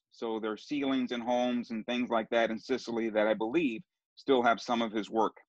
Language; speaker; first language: English; early bilingual, other home language; Sicilian